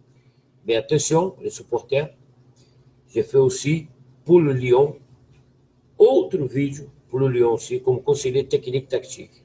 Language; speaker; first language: French; non-native, fluent; Portuguese